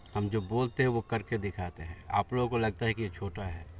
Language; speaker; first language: Hindi; non-native, local second language; Bangla